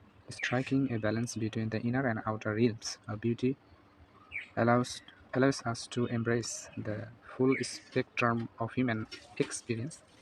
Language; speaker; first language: English; non-native, local second language; Bangla